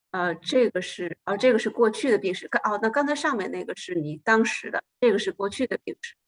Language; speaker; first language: Chinese; native; Chinese